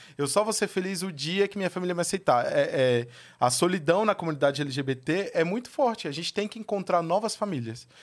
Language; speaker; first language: Portuguese; native; Portuguese